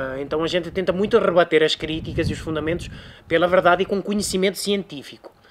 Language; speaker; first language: Portuguese; native; Portuguese